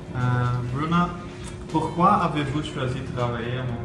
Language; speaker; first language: French; non-native, learner; Portuguese